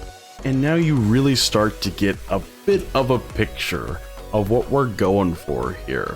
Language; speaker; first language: English; native; English